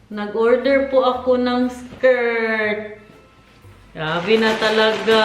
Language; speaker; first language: Filipino; non-native, local second language; Cebuano